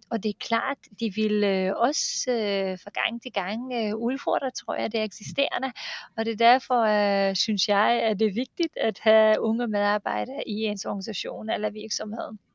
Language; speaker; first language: Danish; non-native, fluent; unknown